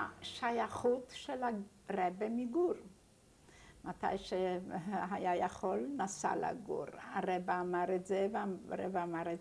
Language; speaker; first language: Hebrew; non-native, fluent; Yiddish